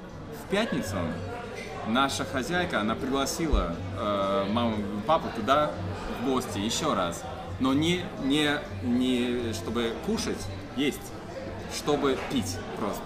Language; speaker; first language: Russian; non-native, fluent; English